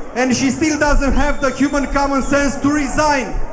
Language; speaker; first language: English; non-native, fluent; Romanian